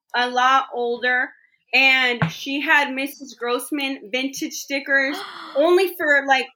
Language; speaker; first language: English; native; English